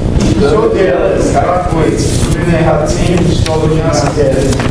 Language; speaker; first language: Russian; non-native, learner; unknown